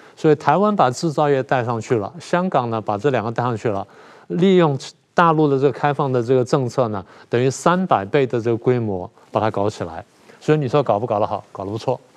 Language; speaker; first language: Chinese; native; Chinese